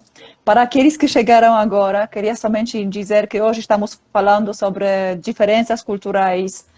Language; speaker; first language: Portuguese; non-native, fluent; Polish